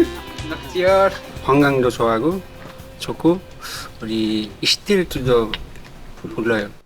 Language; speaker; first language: Korean; non-native, learner; Nepali